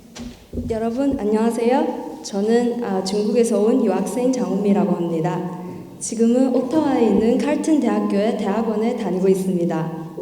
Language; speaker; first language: Korean; non-native, fluent; Chinese